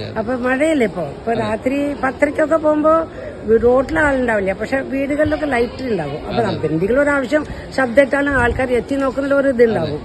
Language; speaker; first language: Malayalam; early bilingual, heritage; Malayalam